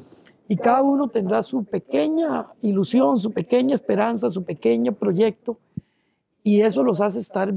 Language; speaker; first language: Spanish; native; Spanish